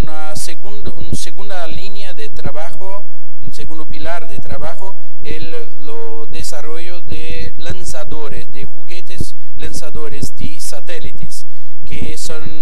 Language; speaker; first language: Spanish; non-native, fluent; Portuguese